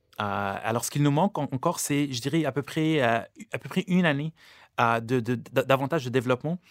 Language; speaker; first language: French; non-native, local second language; Arabic